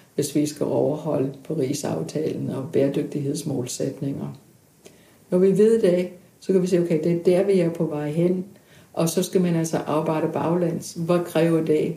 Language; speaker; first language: Danish; non-native, fluent; English